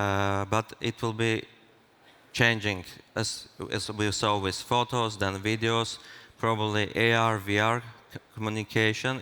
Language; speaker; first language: English; non-native, fluent; Armenian